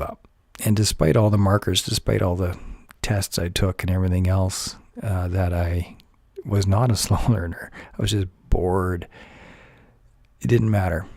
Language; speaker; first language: English; native; English